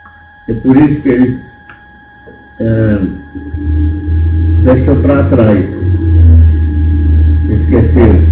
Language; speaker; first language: Portuguese; non-native, local second language; Yanomámi